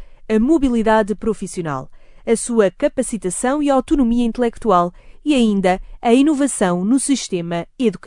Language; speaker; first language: Portuguese; native; Portuguese